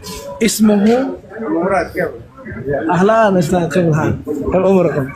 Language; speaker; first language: Arabic; non-native, learner; Indonesian